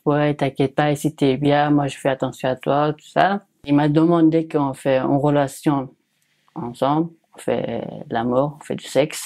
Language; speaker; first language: French; non-native, learner; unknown